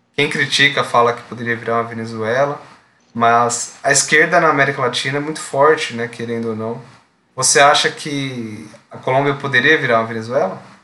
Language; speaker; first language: Portuguese; native; Portuguese